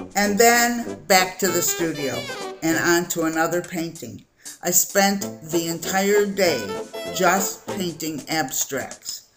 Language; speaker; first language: English; native; English